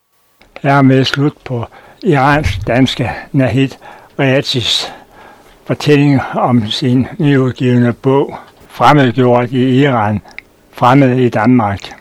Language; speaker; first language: Danish; native; Danish